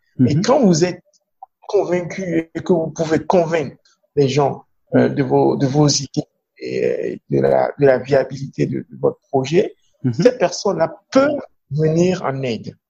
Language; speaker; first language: French; non-native, local second language; Fon